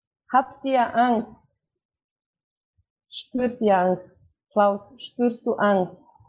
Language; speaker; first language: German; non-native, fluent; Croatian